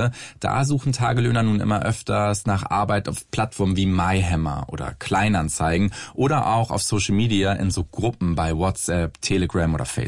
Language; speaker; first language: German; native; German